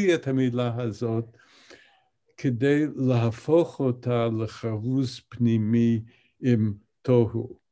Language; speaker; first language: Hebrew; non-native, fluent; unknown